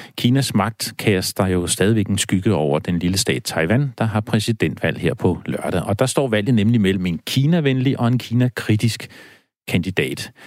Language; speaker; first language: Danish; native; Danish